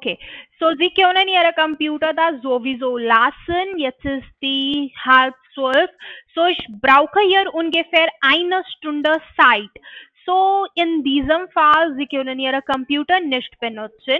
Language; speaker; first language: German; non-native, learner; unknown